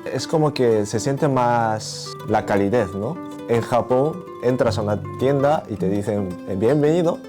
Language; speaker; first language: Spanish; non-native, fluent; Japanese